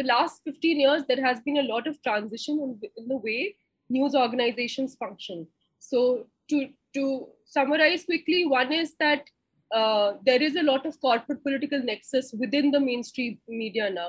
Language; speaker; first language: English; non-native, local second language; Hindi